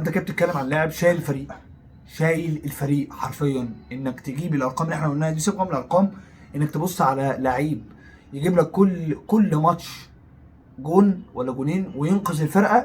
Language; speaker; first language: Arabic; native; Arabic